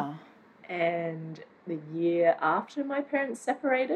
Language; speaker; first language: English; native; English